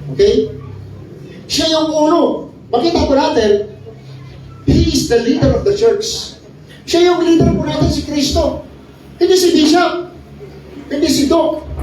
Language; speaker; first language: Filipino; non-native, local second language; Iloko